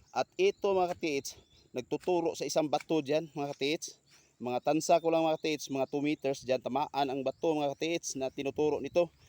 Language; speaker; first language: Filipino; non-native, local second language; Cebuano